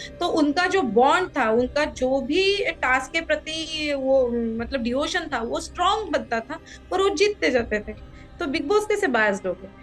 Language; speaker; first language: Hindi; non-native, local second language; Marathi